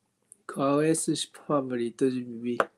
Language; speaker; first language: Portuguese; non-native, learner; Japanese